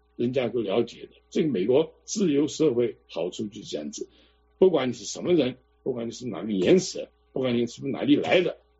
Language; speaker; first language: Chinese; non-native, local second language; Cantonese